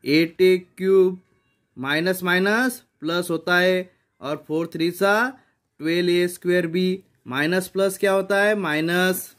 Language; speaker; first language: Hindi; non-native, local second language; Marathi